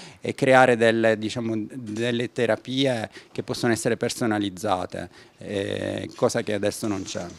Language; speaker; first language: Italian; native; Italian